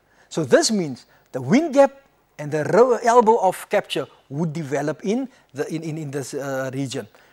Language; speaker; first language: English; non-native, local second language; Afrikaans